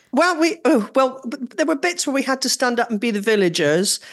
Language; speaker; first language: English; native; English